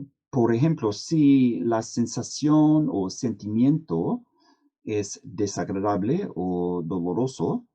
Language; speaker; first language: Spanish; non-native, fluent; English